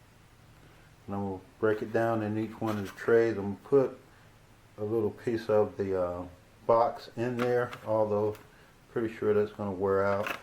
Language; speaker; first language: English; native; English